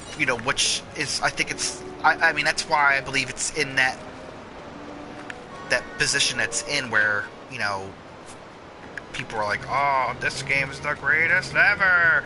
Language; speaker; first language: English; native; English